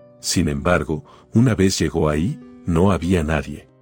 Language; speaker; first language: Spanish; native; Spanish